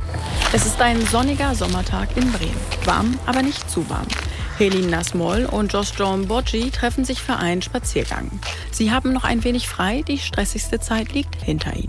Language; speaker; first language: German; native; German